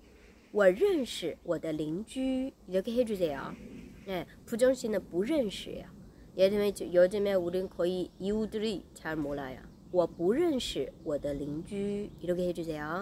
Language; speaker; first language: Korean; non-native, learner; Chinese